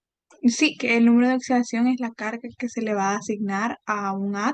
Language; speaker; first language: Spanish; native; Spanish